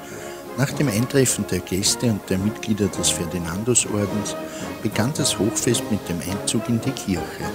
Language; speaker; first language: German; native; German